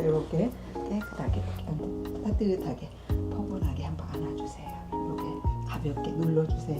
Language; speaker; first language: Korean; native; Korean